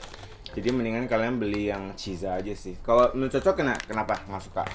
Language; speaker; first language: Indonesian; native; Indonesian